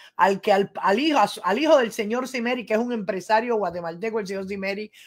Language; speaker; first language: Spanish; native; Spanish